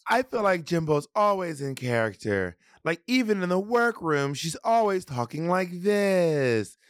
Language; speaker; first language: English; native; English